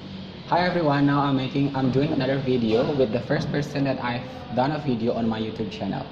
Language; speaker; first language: English; non-native, fluent; Indonesian